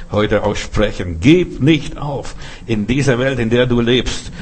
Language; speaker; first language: German; non-native, fluent; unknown